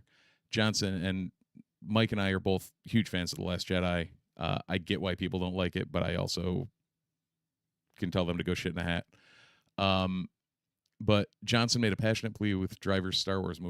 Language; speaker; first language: English; native; English